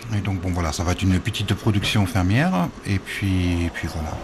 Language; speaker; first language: French; native; French